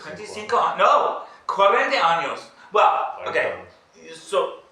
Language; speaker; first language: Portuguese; non-native, learner; English